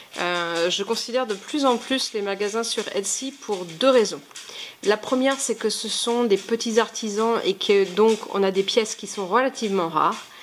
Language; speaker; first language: French; native; French